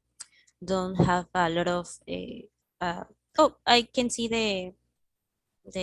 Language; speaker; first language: English; non-native, learner; Spanish